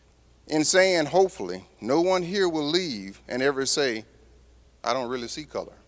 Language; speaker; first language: English; native; English